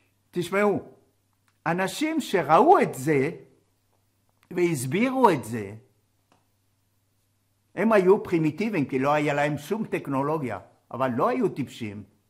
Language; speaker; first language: Hebrew; non-native, fluent; French